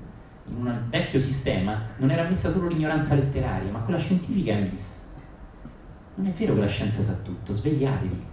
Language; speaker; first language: Italian; native; Italian